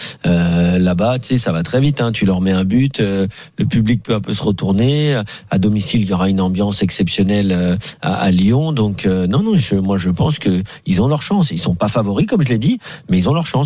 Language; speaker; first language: French; native; French